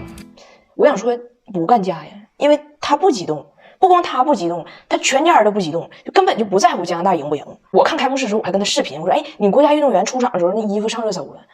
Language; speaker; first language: Chinese; native; Chinese